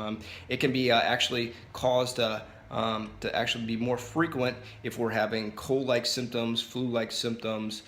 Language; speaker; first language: English; native; English